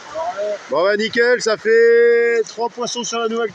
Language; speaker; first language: French; native; French